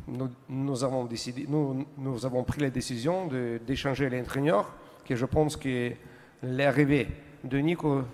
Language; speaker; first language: French; non-native, learner; Russian